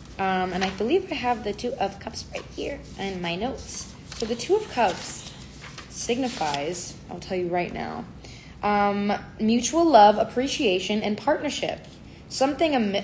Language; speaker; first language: English; native; English